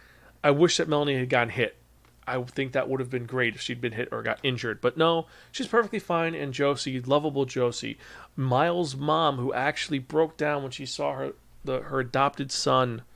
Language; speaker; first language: English; native; English